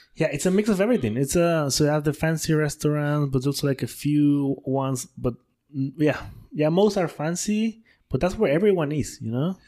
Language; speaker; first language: English; non-native, fluent; Spanish